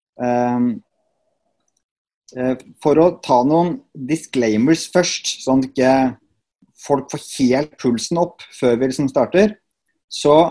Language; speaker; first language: Norwegian; native; Norwegian